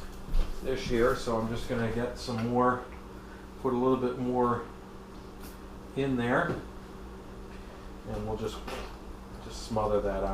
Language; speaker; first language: English; native; English